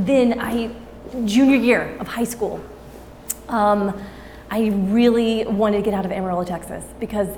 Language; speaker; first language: English; native; English